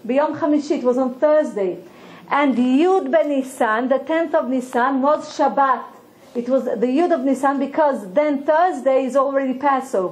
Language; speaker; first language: English; non-native, fluent; Hebrew